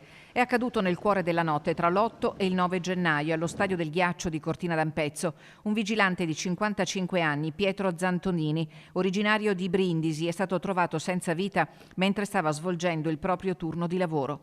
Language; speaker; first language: Italian; native; Italian